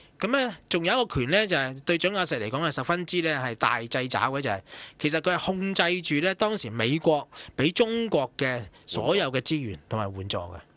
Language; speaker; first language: Cantonese; native; Cantonese